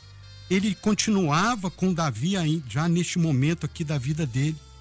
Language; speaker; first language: Portuguese; native; Portuguese